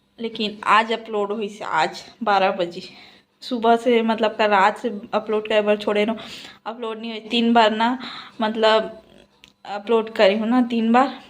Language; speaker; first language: Hindi; native; Hindi